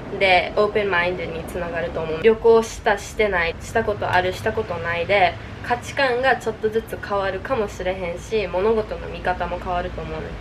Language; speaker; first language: Japanese; native; Japanese